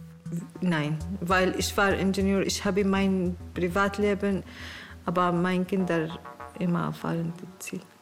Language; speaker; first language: German; non-native, learner; Arabic